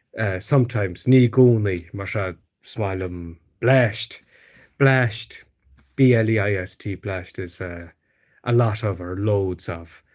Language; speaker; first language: Irish; native; Irish